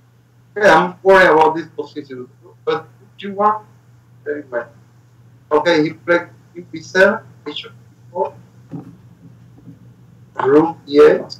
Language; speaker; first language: English; non-native, learner; Spanish